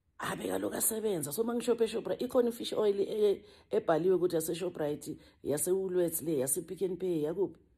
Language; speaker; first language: Zulu; native; Zulu